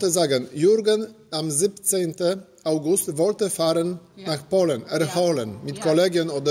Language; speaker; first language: German; non-native, learner; Polish